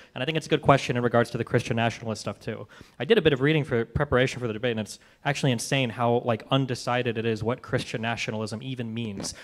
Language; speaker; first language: English; native; English